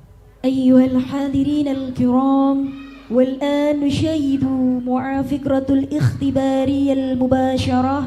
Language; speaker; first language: Arabic; non-native, learner; Indonesian